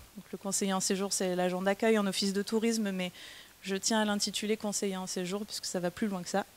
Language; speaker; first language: French; native; French